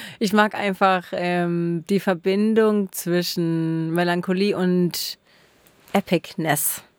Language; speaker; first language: German; native; German